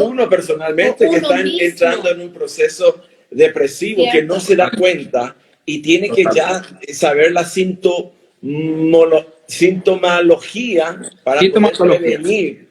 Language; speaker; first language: Spanish; native; Spanish